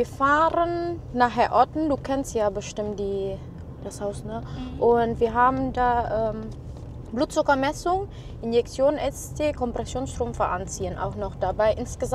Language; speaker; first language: German; non-native, learner; Indonesian